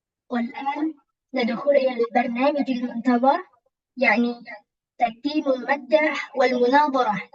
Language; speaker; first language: Arabic; non-native, learner; Indonesian